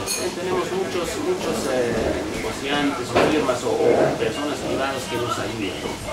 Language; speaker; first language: Spanish; non-native, fluent; German